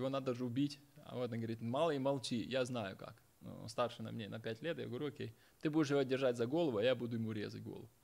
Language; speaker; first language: Russian; native; Russian